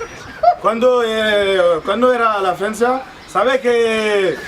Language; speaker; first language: Spanish; non-native, learner; French